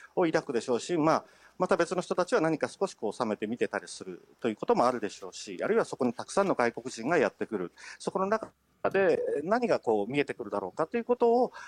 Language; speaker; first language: Japanese; native; Japanese